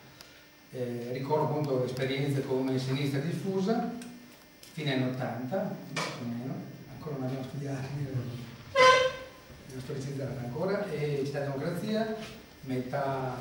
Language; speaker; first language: Italian; native; Italian